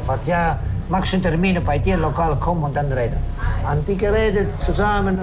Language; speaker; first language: German; non-native, learner; Italian